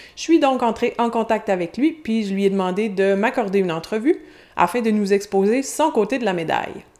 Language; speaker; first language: French; native; French